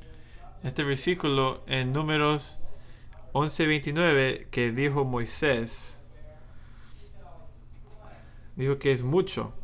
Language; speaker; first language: Spanish; non-native, fluent; English